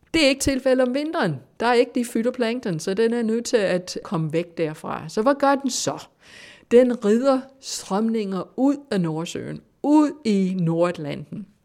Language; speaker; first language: Danish; non-native, fluent; English